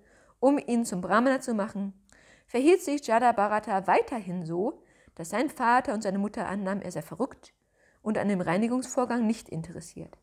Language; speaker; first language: German; native; German